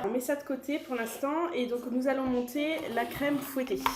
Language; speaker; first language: French; native; French